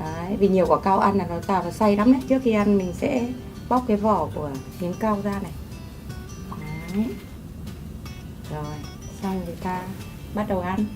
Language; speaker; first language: Vietnamese; native; Vietnamese